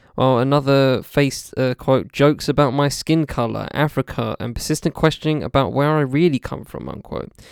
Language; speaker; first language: English; native; English